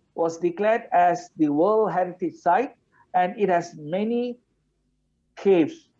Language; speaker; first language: English; non-native, local second language; Malay